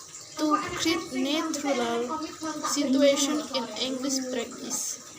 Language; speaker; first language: English; non-native, learner; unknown